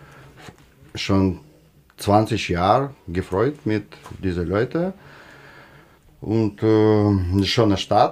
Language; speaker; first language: German; non-native, learner; Russian